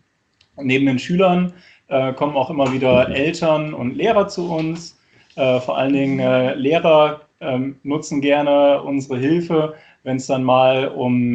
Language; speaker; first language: German; native; German